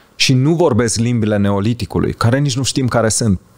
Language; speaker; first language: Romanian; native; Romanian